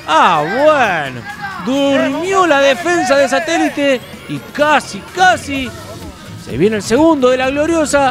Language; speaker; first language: Spanish; native; Spanish